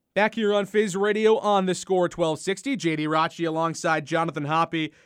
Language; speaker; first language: English; native; English